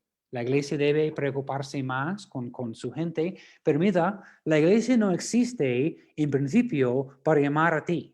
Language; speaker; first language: Spanish; non-native, fluent; English